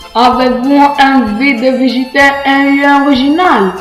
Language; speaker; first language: French; non-native, learner; Greek